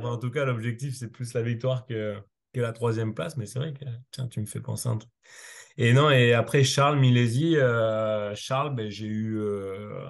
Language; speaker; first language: French; native; French